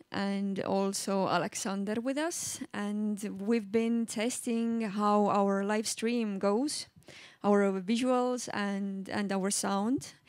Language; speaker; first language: English; non-native, fluent; Estonian